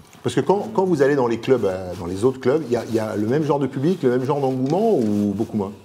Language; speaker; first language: French; native; French